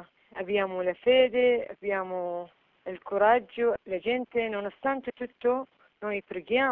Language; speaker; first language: Italian; non-native, fluent; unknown